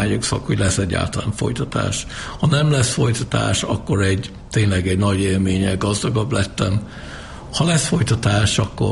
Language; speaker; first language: Hungarian; non-native, fluent; English